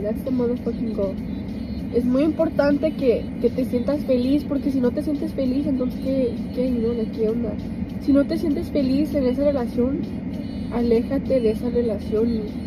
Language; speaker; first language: Spanish; early bilingual, heritage; Spanish